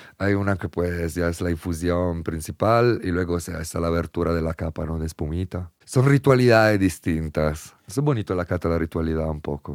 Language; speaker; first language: Spanish; non-native, fluent; Italian